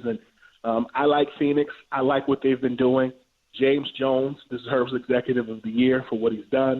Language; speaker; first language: English; native; English